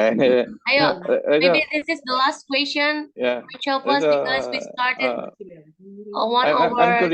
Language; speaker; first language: English; non-native, learner; Indonesian